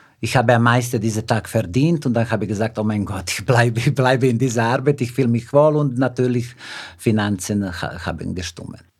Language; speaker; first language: German; non-native, fluent; Serbian